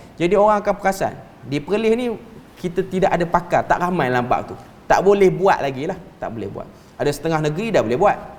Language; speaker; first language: Malay; native; Malay